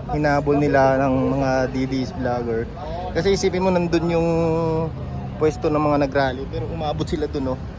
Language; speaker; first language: Filipino; native; Filipino